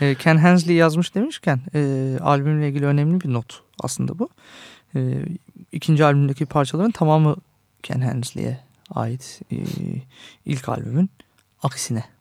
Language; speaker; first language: Turkish; native; Turkish